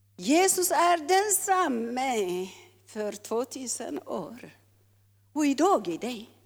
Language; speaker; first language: Swedish; non-native, fluent; Tigrinya